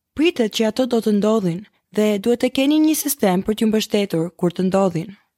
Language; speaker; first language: Albanian; early bilingual, heritage; Albanian